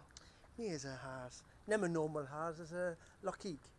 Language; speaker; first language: Hungarian; non-native, learner; English